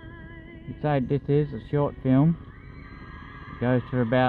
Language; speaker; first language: English; native; English